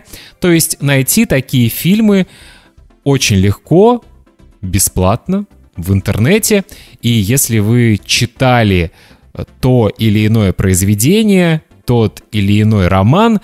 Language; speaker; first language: Russian; native; Russian